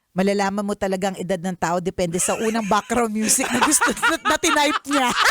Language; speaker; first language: Filipino; native; Filipino